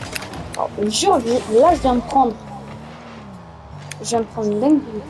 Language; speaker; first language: French; native; French